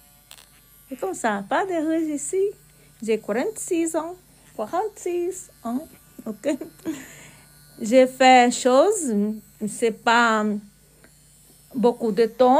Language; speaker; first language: French; non-native, learner; Portuguese